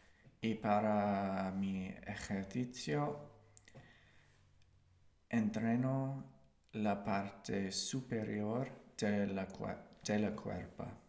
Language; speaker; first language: Spanish; non-native, learner; English